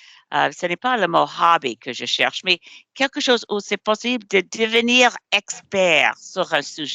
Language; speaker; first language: French; non-native, learner; English